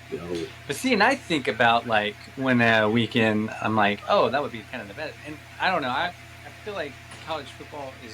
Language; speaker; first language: English; native; English